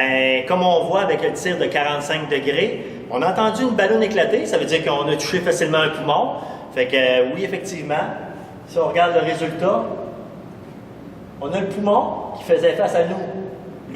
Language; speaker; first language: French; native; French